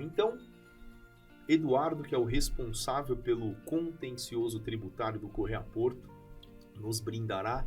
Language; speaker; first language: Portuguese; native; Portuguese